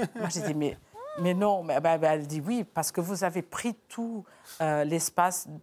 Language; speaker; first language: French; non-native, fluent; Portuguese